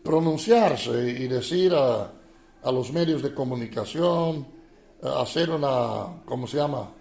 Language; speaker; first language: Spanish; non-native, fluent; Dutch